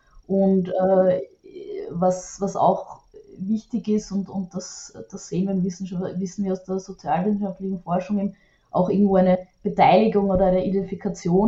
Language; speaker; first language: German; native; German